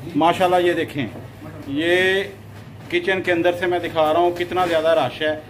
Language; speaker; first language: Urdu; non-native, local second language; Punjabi